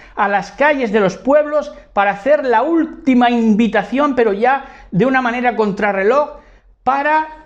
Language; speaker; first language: Spanish; native; Spanish